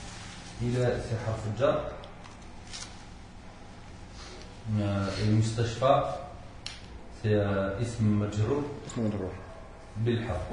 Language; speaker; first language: Arabic; non-native, learner; French